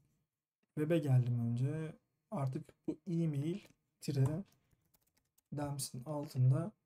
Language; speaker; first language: Turkish; native; Turkish